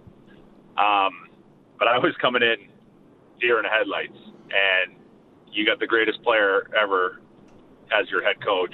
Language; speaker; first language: English; native; English